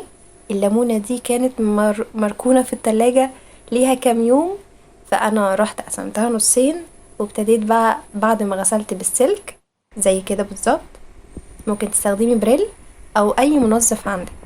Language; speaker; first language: Arabic; native; Arabic